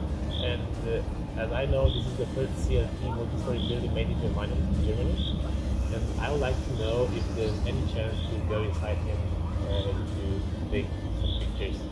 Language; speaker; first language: English; non-native, learner; Romanian